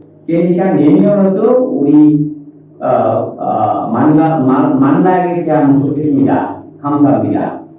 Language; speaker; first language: Korean; non-native, learner; Bangla